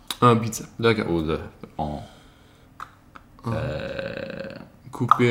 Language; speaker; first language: French; non-native, learner; Swedish